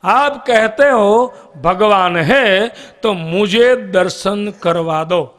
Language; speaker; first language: Hindi; non-native, local second language; Gujarati